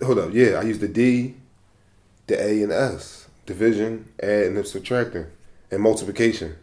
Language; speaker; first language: English; native; English